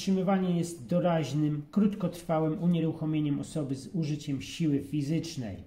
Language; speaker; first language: Polish; native; Polish